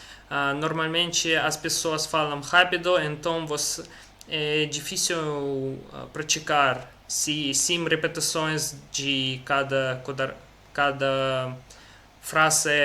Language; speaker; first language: Portuguese; non-native, learner; Russian